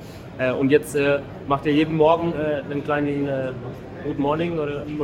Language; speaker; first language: German; native; German